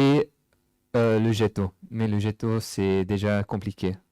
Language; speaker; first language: French; non-native, fluent; English